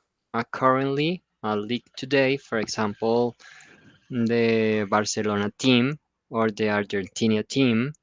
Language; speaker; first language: English; non-native, fluent; Spanish